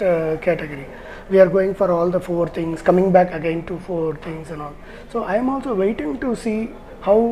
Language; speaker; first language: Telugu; non-native, learner; Tamil